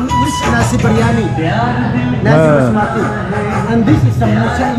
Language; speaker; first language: English; non-native, learner; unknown